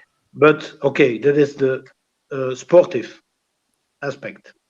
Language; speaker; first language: English; non-native, learner; French